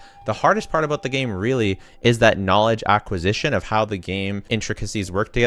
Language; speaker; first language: English; native; English